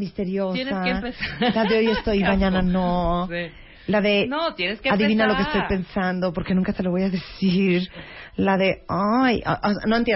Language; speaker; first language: Spanish; native; Spanish